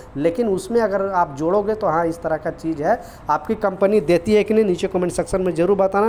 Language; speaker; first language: Hindi; native; Hindi